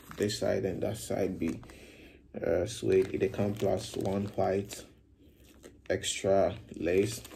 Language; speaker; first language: Nigerian Pidgin; non-native, local second language; Akan